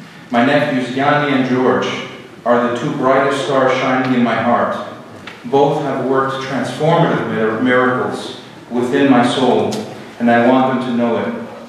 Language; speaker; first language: English; early bilingual, other home language; Greek